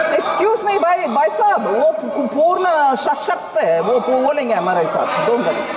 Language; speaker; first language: Hindi; non-native, local second language; Tamil